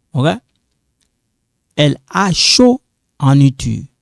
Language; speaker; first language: French; non-native, local second language; Lingala